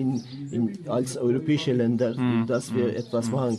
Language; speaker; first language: German; non-native, learner; Turkish